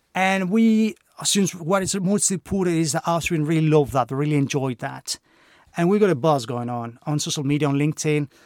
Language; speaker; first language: English; non-native, fluent; Greek